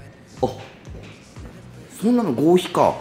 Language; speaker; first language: Japanese; native; Japanese